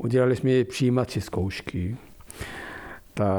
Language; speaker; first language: Czech; non-native, fluent; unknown